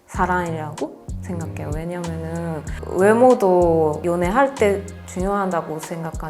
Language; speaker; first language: Korean; non-native, fluent; Japanese